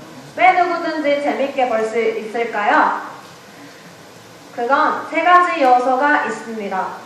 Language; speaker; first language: Korean; non-native, learner; Japanese